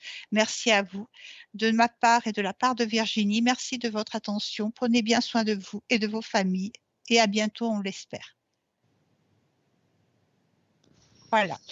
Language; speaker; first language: French; native; French